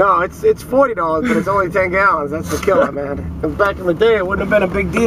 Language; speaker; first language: English; native; English